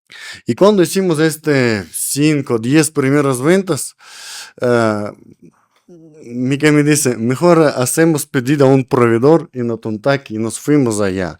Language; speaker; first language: Spanish; non-native, learner; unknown